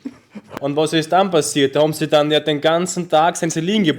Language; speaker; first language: German; native; German